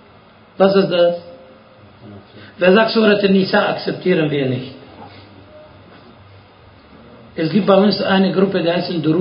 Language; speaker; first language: German; non-native, fluent; Arabic